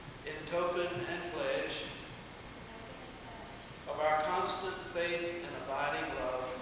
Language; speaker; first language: English; native; English